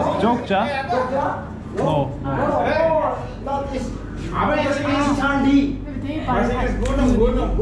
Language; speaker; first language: English; non-native, learner; Turkish